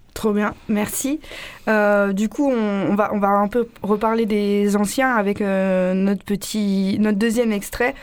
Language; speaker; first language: French; native; French